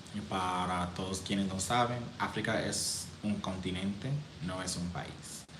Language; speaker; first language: Spanish; non-native, fluent; English